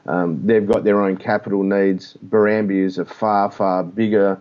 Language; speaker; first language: English; native; English